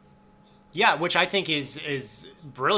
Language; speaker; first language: English; native; English